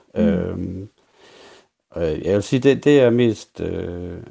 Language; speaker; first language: Danish; native; Danish